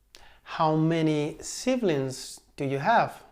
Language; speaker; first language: English; non-native, fluent; Spanish